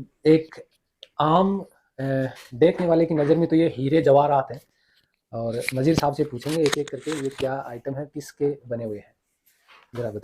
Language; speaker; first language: Hindi; native; Hindi